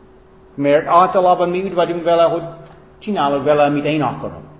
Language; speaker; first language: Hungarian; non-native, fluent; English